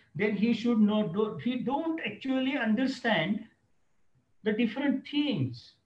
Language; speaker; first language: English; non-native, local second language; Marathi